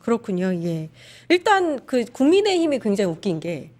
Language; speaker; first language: Korean; native; Korean